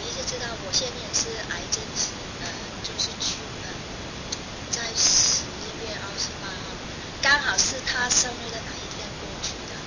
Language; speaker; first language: Chinese; non-native, fluent; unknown